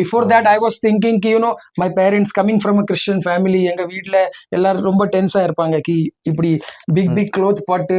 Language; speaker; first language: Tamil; early bilingual, heritage; Tamil